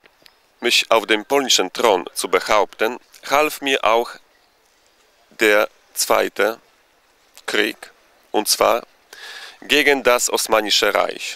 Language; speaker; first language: German; non-native, fluent; Polish